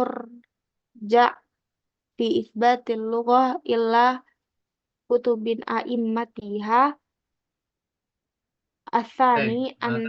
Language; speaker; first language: Arabic; non-native, learner; Indonesian